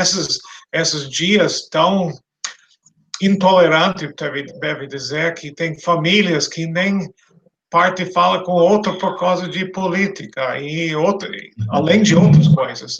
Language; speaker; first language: Portuguese; non-native, fluent; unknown